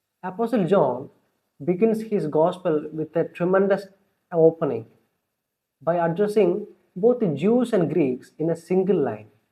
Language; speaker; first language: English; non-native, local second language; Malayalam